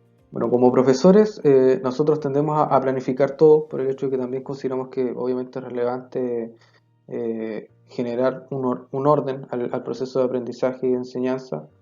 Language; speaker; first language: Spanish; native; Spanish